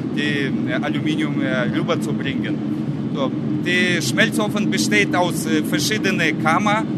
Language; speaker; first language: German; non-native, fluent; Russian